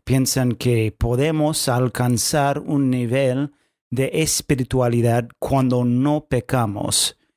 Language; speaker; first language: Spanish; non-native, fluent; English